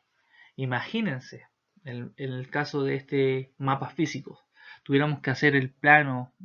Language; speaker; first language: Spanish; native; Spanish